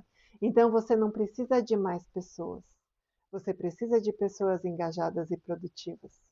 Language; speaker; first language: Portuguese; native; Portuguese